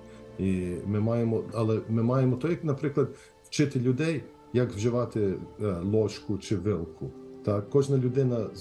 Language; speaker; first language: Ukrainian; early bilingual, heritage; Ukrainian